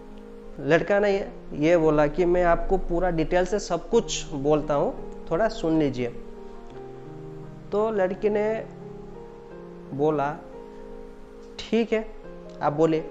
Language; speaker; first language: Hindi; non-native, local second language; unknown